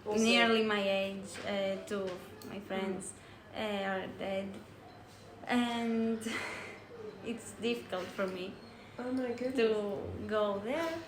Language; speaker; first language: English; non-native, learner; Greek